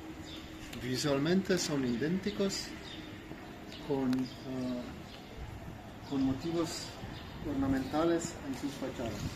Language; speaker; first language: Spanish; non-native, learner; Slovenian